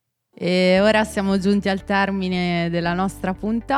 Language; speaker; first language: Italian; native; Italian